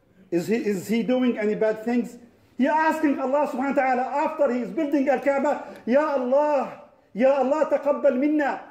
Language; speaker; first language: English; non-native, fluent; Arabic